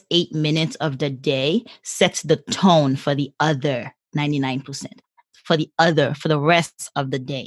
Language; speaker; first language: English; non-native, fluent; Haitian Creole